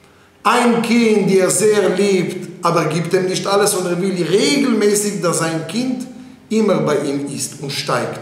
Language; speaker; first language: German; non-native, fluent; Hebrew